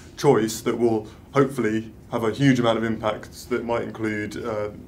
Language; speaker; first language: English; native; English